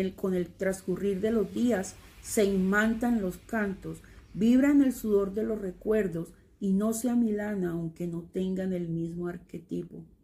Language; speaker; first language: Spanish; native; Spanish